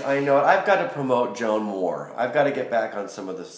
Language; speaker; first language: English; native; English